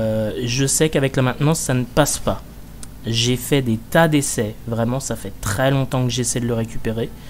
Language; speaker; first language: French; native; French